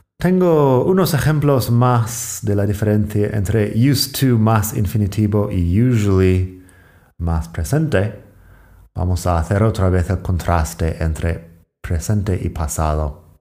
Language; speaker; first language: Spanish; non-native, fluent; English